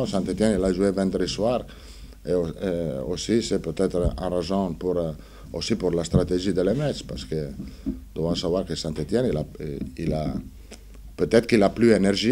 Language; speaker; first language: French; non-native, fluent; Italian